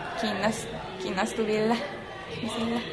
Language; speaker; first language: Finnish; non-native, fluent; Hungarian